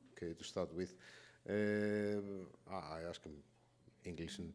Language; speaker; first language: English; non-native, fluent; Greek